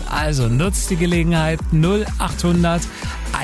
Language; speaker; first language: German; native; German